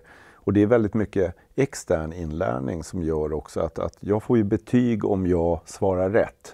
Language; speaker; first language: Swedish; native; Swedish